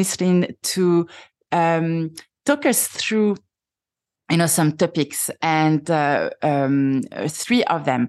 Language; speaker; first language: English; non-native, fluent; French